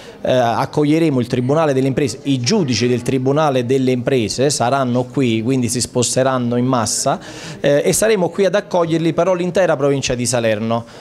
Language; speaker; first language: Italian; native; Italian